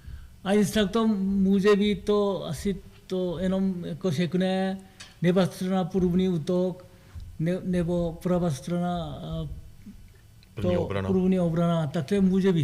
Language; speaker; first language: Czech; non-native, learner; Korean